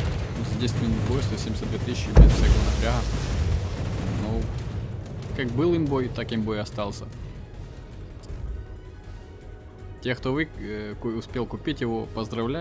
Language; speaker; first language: Russian; native; Russian